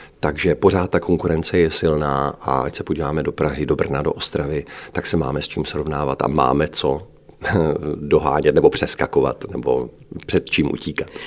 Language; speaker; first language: Czech; native; Czech